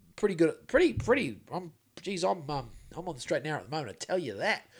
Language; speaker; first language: English; native; English